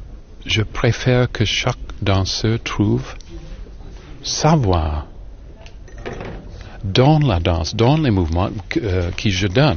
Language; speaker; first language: French; non-native, learner; English